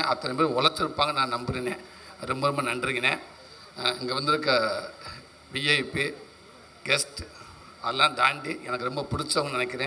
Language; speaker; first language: Tamil; native; Tamil